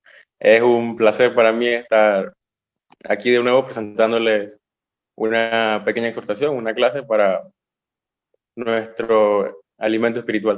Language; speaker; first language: Spanish; native; Spanish